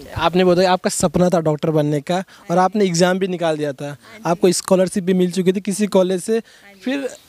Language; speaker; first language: Hindi; native; Hindi